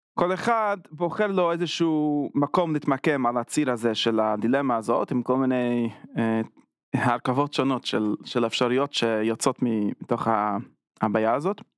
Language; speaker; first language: Hebrew; non-native, fluent; English